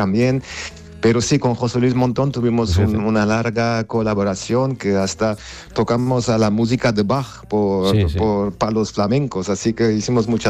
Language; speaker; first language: Spanish; non-native, fluent; Armenian